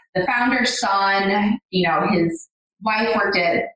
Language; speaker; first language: English; native; English